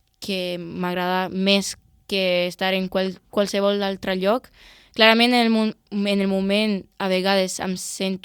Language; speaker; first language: Catalan; non-native, local second language; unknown